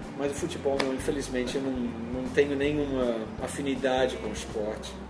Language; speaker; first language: Portuguese; non-native, fluent; English